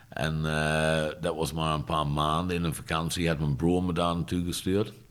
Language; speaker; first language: Dutch; non-native, fluent; English